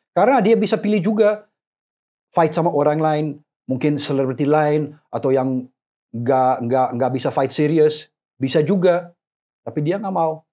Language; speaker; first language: Indonesian; non-native, fluent; English